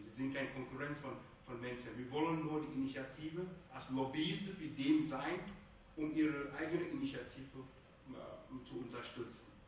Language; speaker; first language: German; non-native, fluent; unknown